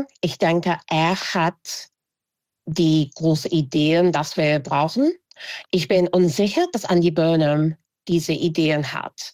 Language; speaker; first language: German; non-native, fluent; English